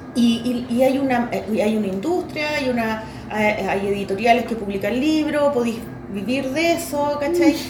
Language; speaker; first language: Spanish; native; Spanish